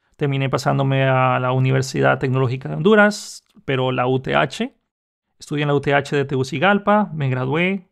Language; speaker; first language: Spanish; native; Spanish